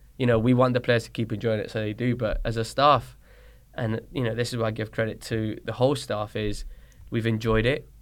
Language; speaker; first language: English; early bilingual, other home language; Spanish